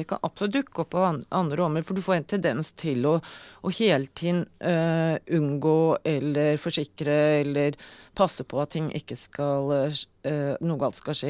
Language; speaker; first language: Norwegian; native; Norwegian